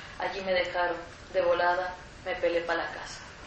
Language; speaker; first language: Spanish; native; Spanish